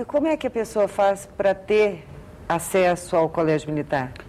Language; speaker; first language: Portuguese; native; Portuguese